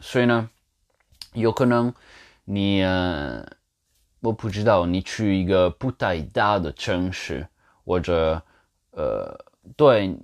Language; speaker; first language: Chinese; non-native, learner; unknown